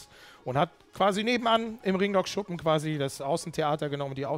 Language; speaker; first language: German; native; German